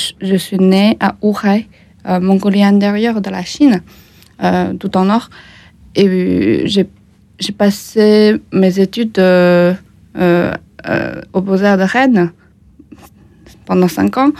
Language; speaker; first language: French; non-native, fluent; Chinese